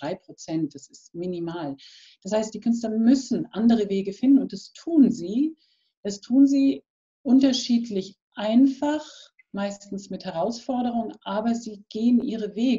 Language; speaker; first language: German; native; German